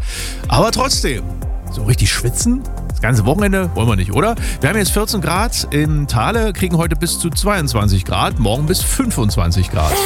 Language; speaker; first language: German; native; German